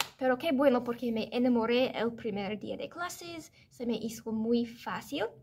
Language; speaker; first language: Spanish; non-native, fluent; English